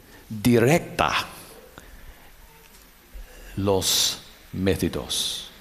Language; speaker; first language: Spanish; non-native, learner; English